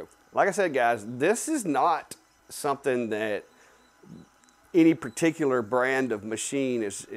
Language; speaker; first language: English; native; English